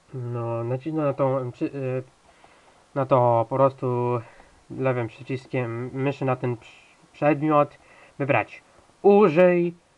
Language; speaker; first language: Polish; native; Polish